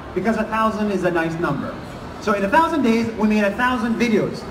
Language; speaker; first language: English; non-native, fluent; Arabic